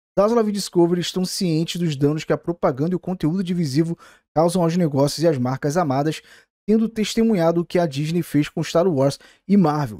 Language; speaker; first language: Portuguese; native; Portuguese